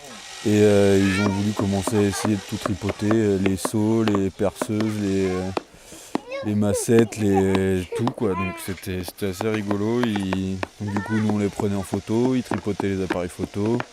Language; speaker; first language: French; native; French